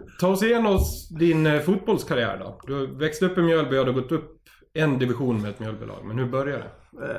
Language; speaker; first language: Swedish; native; Swedish